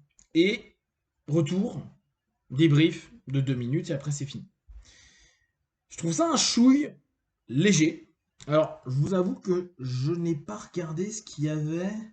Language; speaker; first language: French; native; French